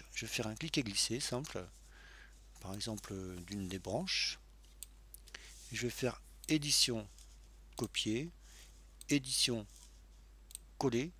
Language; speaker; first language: French; native; French